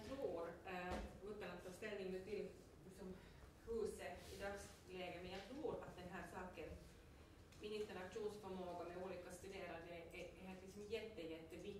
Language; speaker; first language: Swedish; native; Swedish